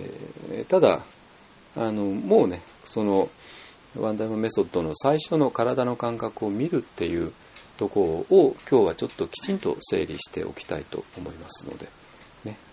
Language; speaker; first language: Japanese; native; Japanese